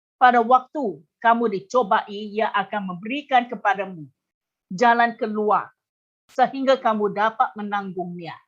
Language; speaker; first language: Malay; non-native, local second language; Chinese